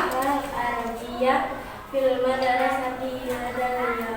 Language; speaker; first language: Arabic; non-native, learner; Indonesian